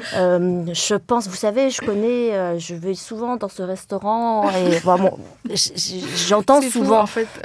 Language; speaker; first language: French; early bilingual, other home language; Vietnamese